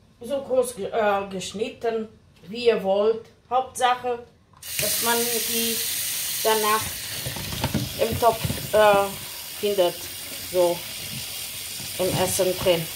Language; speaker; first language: German; non-native, fluent; Portuguese